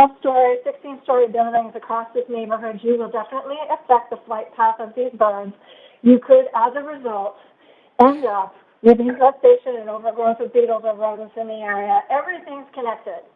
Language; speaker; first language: English; native; English